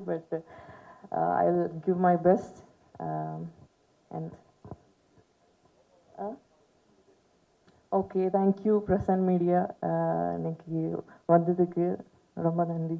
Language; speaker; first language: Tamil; non-native, learner; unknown